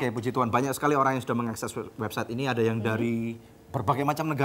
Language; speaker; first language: Indonesian; native; Indonesian